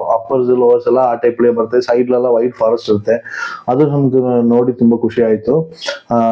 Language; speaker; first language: Kannada; non-native, local second language; Tamil